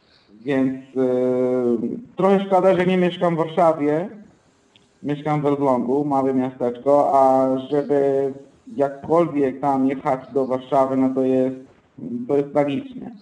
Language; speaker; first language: Polish; non-native, fluent; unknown